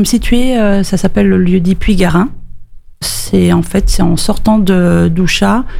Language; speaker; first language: French; native; French